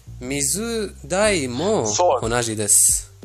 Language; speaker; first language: Japanese; non-native, fluent; Persian